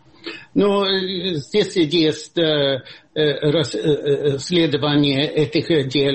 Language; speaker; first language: Russian; non-native, fluent; Swedish